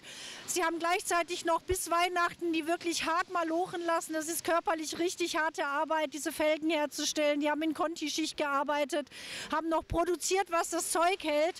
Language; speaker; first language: German; native; German